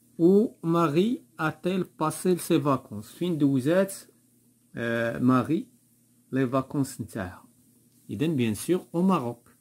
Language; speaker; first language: French; non-native, local second language; Arabic